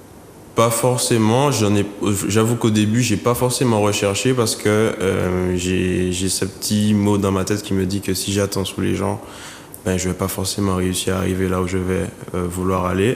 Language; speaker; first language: French; native; French